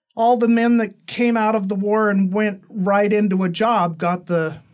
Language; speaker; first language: English; native; English